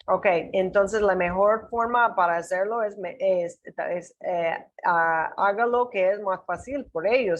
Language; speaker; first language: Spanish; non-native, learner; English